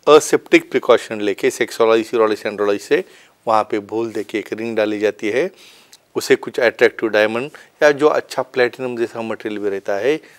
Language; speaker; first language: Hindi; non-native, local second language; Marathi